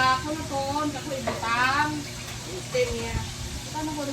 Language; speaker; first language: Filipino; non-native, local second language; Cebuano